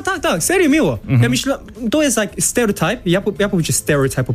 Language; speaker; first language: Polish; non-native, learner; Korean